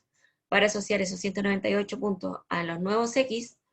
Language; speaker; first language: Spanish; native; Spanish